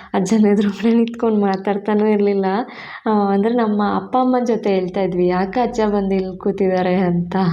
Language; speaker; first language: Kannada; non-native, local second language; Tulu